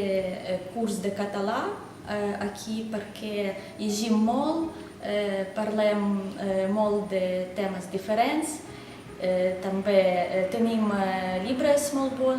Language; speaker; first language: Catalan; non-native, learner; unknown